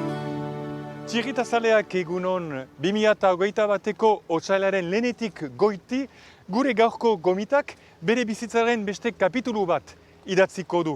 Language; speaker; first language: Basque; native; Basque